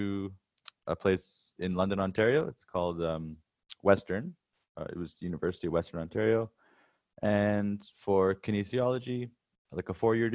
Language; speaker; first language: English; native; English